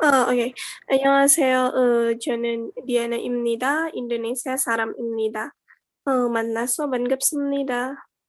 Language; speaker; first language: Korean; non-native, learner; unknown